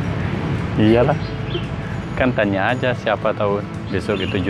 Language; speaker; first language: Indonesian; non-native, learner; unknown